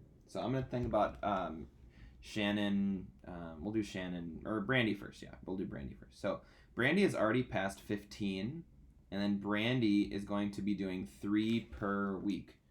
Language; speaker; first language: English; native; English